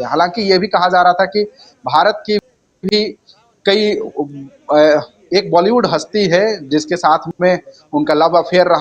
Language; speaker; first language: Hindi; native; Hindi